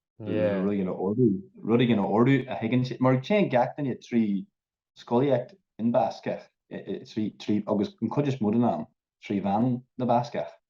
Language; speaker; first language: Irish; non-native, local second language; English